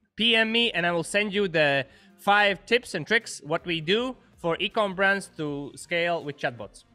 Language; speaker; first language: English; non-native, fluent; Latvian